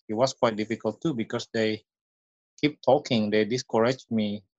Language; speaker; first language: English; non-native, fluent; Indonesian